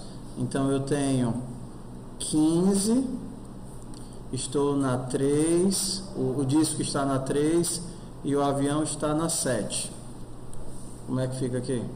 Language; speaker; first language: Portuguese; native; Portuguese